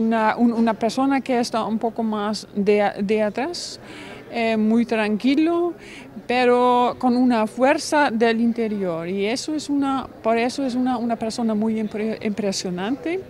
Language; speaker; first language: Spanish; non-native, fluent; German